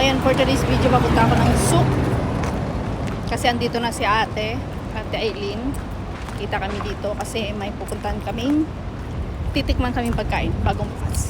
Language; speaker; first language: Filipino; non-native, local second language; Cebuano